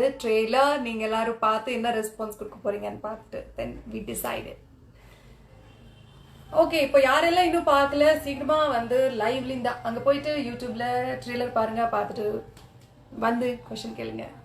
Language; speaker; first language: Tamil; non-native, local second language; Kannada